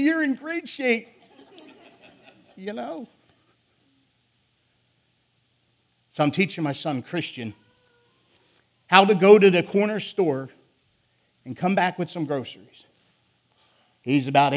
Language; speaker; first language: English; native; English